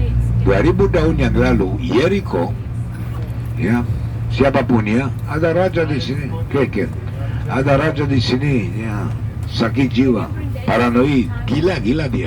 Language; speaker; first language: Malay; non-native, fluent; Hebrew